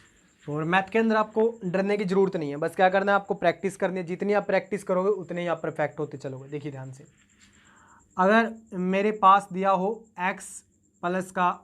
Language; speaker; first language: Hindi; native; Hindi